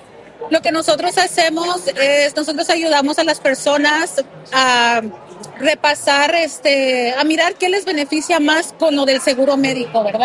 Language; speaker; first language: Spanish; early bilingual, heritage; Spanish